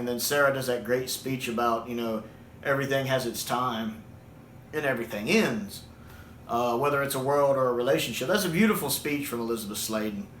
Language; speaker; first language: English; native; English